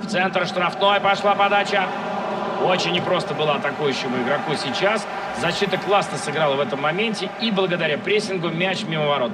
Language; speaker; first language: Russian; native; Russian